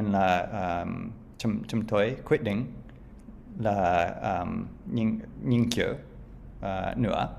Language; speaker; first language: Vietnamese; non-native, learner; English